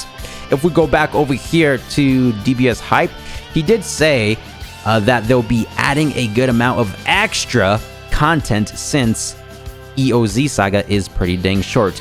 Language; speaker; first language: English; native; English